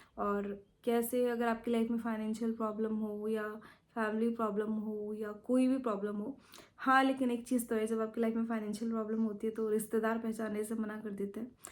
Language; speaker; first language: Hindi; native; Hindi